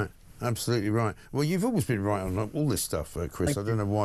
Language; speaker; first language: English; native; English